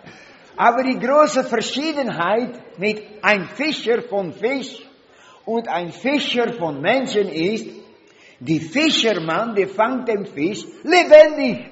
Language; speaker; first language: German; non-native, learner; Dutch